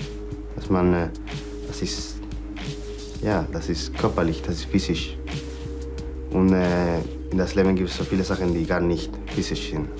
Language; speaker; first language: German; non-native, learner; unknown